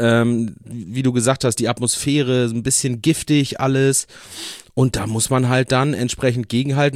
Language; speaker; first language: German; native; German